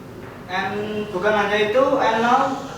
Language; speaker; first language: English; non-native, learner; Indonesian